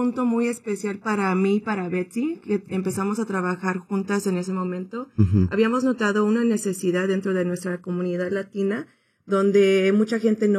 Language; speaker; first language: Spanish; early bilingual, heritage; Spanish